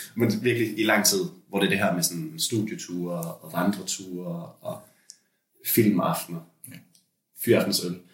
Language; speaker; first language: Danish; native; Danish